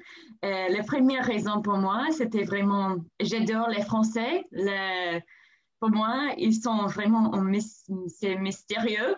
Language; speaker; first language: French; non-native, learner; English